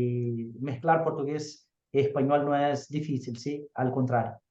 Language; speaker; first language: Spanish; non-native, fluent; Portuguese